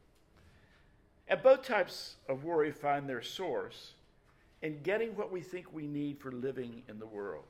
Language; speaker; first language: English; native; English